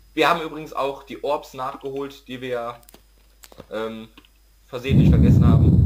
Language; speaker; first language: German; native; German